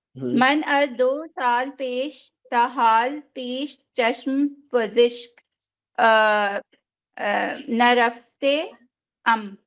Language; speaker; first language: Persian; non-native, learner; Urdu